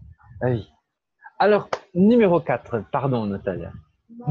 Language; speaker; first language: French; non-native, fluent; Portuguese